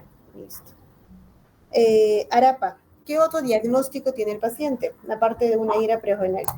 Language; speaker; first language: Spanish; native; Spanish